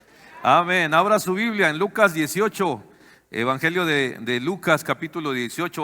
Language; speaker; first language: Spanish; native; Spanish